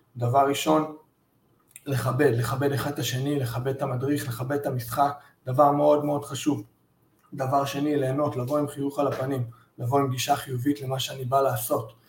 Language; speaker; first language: Hebrew; early bilingual, heritage; Hebrew